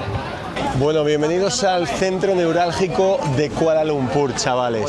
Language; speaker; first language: Spanish; native; Spanish